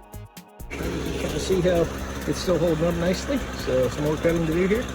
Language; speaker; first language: English; native; English